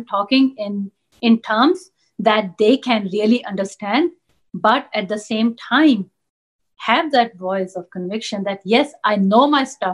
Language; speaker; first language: English; non-native, local second language; Punjabi